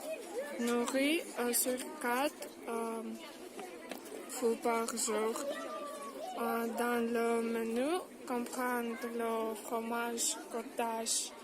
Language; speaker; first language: French; non-native, learner; Russian